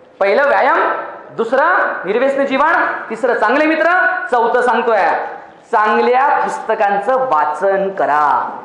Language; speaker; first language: Marathi; non-native, local second language; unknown